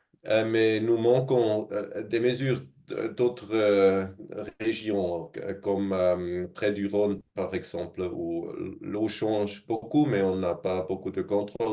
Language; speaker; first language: French; non-native, fluent; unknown